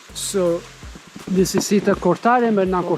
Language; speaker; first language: Spanish; non-native, learner; English